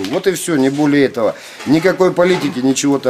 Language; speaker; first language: Russian; native; Russian